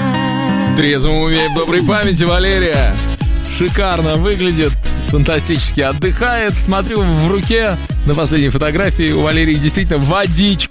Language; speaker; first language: Russian; native; Russian